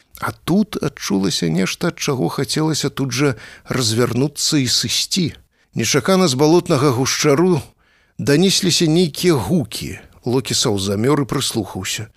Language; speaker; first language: Belarusian; native; Belarusian